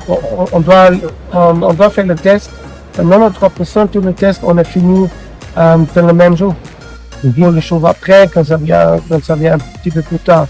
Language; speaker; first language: French; non-native, learner; German